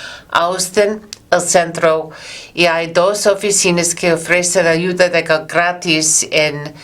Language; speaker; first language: Spanish; non-native, learner; English